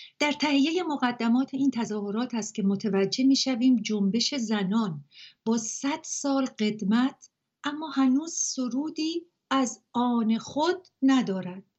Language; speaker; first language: Persian; native; Persian